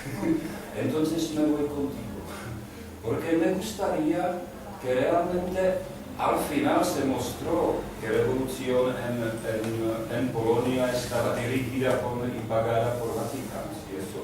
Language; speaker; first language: Spanish; non-native, learner; Czech